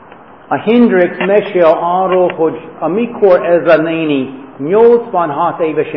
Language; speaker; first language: Hungarian; non-native, fluent; English